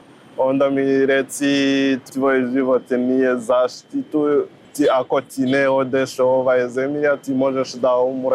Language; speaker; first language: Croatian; non-native, learner; Rundi